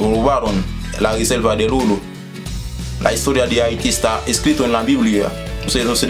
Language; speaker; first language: Spanish; non-native, fluent; Haitian Creole